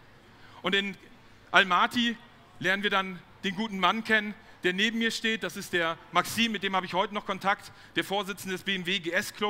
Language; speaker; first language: German; native; German